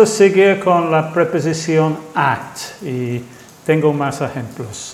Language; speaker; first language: Spanish; non-native, fluent; English